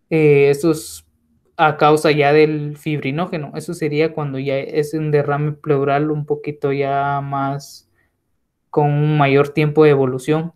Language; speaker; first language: Spanish; native; Spanish